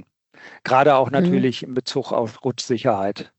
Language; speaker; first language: German; native; German